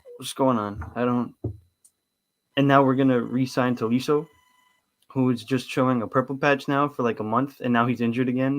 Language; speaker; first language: English; native; English